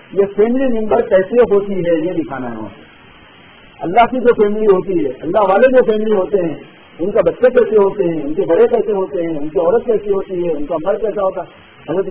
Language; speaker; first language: Urdu; native; Urdu